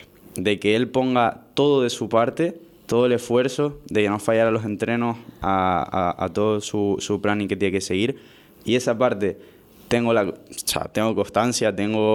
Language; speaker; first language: Spanish; native; Spanish